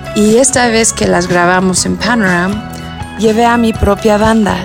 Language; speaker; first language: Spanish; early bilingual, heritage; Spanish